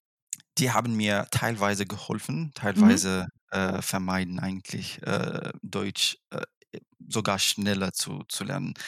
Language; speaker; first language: German; non-native, fluent; Arabic